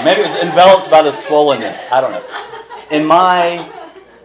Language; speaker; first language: English; native; English